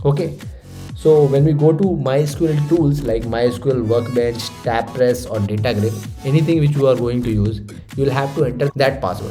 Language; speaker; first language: English; non-native, local second language; Hindi